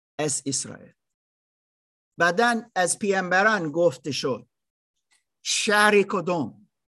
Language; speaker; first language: Persian; non-native, learner; German